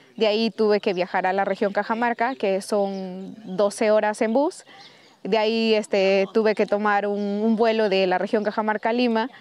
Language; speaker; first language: Spanish; native; Spanish